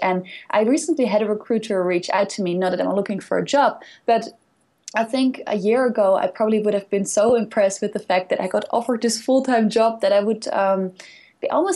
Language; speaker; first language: English; non-native, fluent; Dutch